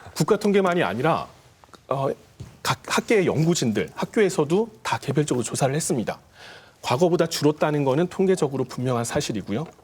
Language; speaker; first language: Korean; native; Korean